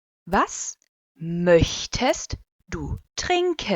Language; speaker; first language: German; non-native, fluent; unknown